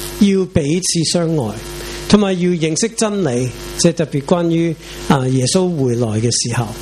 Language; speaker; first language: Chinese; non-native, local second language; Cantonese